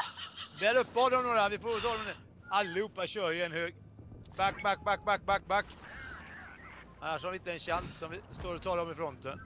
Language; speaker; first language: Swedish; native; Swedish